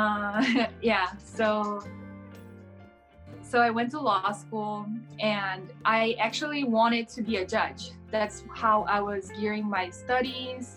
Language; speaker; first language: English; non-native, fluent; Portuguese